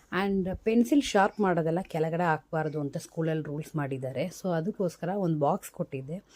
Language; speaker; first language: Kannada; non-native, local second language; Tamil